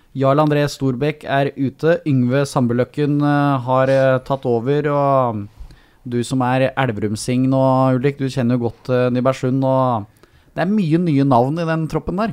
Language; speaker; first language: Norwegian; native; Norwegian